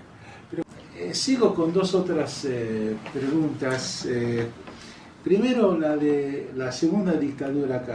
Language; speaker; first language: Spanish; non-native, fluent; English